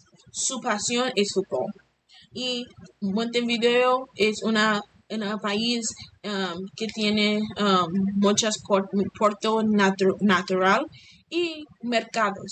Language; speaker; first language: Spanish; non-native, learner; English